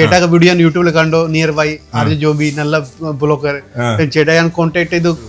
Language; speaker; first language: Malayalam; non-native, learner; Hindi